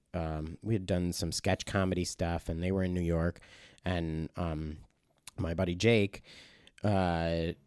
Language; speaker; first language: English; native; English